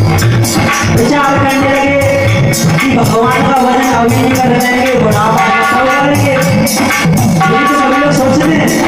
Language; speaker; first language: Hindi; native; Hindi